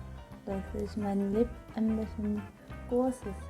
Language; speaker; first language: German; non-native, learner; Korean